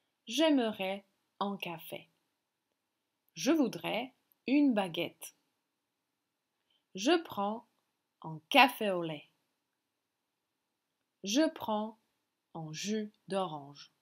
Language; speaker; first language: French; non-native, fluent; Slovak